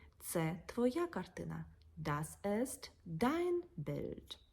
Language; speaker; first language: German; non-native, fluent; Ukrainian